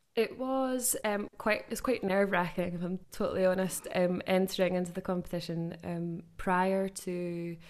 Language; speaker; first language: English; native; English